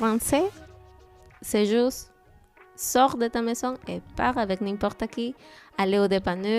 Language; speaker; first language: French; non-native, learner; Spanish